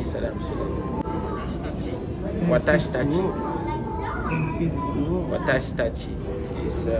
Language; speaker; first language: Japanese; non-native, learner; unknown